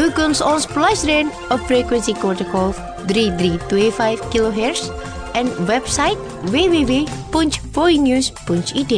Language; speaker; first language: Dutch; non-native, fluent; Indonesian